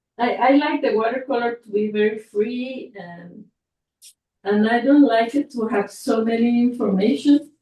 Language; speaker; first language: English; non-native, fluent; Spanish